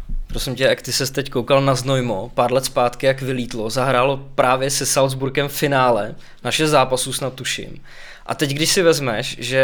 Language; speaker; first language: Czech; native; Czech